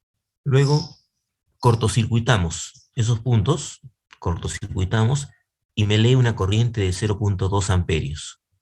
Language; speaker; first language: Spanish; native; Spanish